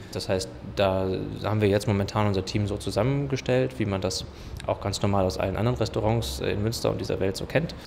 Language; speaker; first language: German; native; German